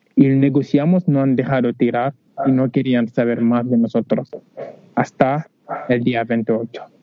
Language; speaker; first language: Spanish; non-native, fluent; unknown